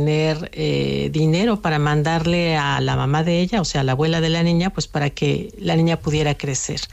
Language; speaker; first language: Spanish; native; Spanish